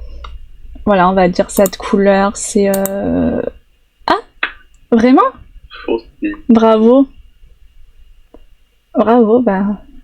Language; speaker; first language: French; native; French